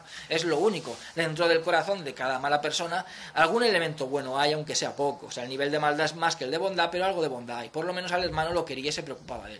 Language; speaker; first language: Spanish; native; Spanish